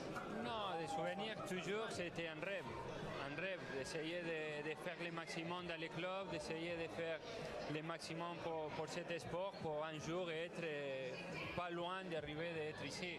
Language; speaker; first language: French; non-native, fluent; Spanish